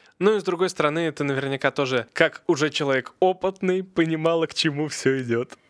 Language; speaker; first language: Russian; native; Russian